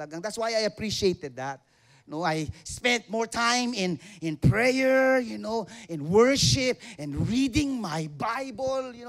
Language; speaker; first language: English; non-native, local second language; Filipino